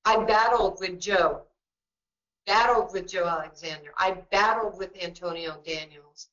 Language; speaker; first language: English; native; English